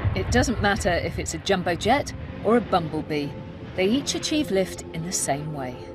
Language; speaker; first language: English; native; English